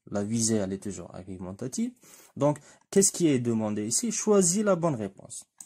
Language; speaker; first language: French; non-native, local second language; Arabic